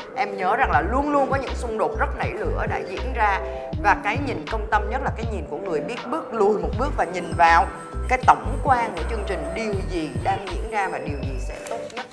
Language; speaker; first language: Vietnamese; native; Vietnamese